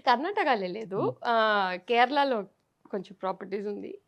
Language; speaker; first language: Telugu; non-native, fluent; Tamil